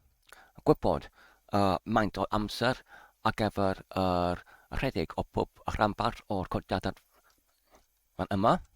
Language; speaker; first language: Welsh; non-native, learner; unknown